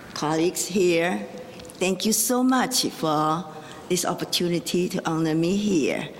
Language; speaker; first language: English; non-native, fluent; Chinese